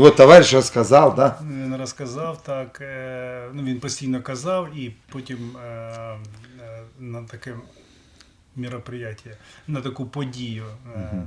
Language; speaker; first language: Ukrainian; non-native, local second language; Russian